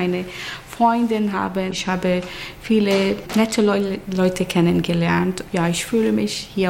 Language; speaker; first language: German; non-native, learner; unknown